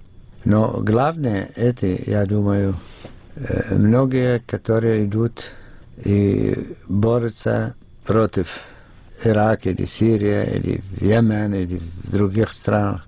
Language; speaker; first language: Russian; non-native, fluent; Arabic